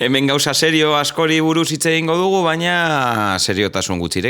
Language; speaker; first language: Basque; native; Basque